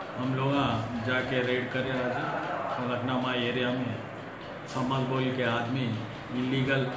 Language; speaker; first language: Hindi; non-native, local second language; Urdu